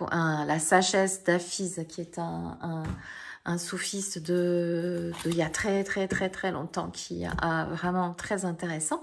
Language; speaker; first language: French; native; French